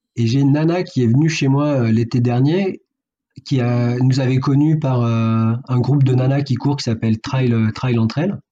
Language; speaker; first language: French; native; French